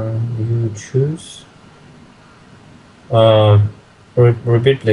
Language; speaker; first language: English; non-native, learner; Russian